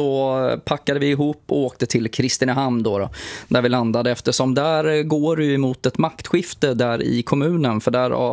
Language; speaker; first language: Swedish; native; Swedish